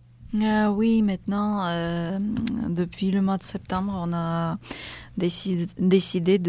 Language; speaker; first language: French; non-native, fluent; Russian